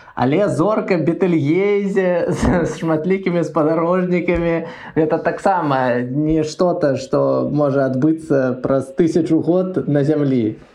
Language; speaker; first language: Belarusian; non-native, local second language; Russian